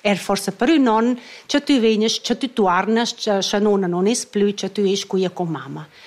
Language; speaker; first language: Italian; non-native, local second language; Romansh